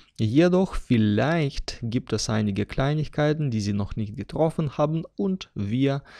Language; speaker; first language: German; non-native, fluent; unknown